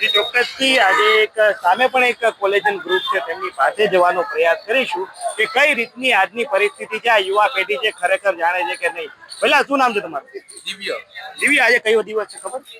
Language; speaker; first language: Gujarati; native; Gujarati